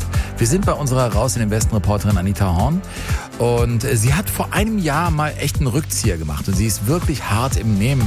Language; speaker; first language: German; native; German